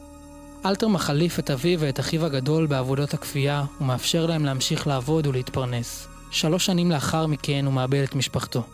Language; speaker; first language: Hebrew; native; Hebrew